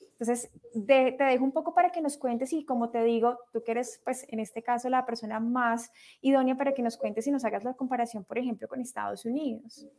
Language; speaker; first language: Spanish; native; Spanish